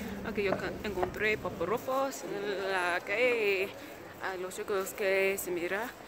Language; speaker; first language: Spanish; non-native, learner; English